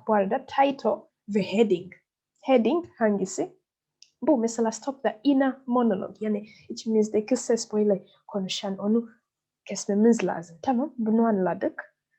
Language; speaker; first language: Turkish; non-native, learner; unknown